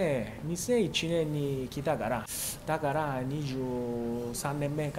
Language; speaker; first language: Japanese; non-native, fluent; Italian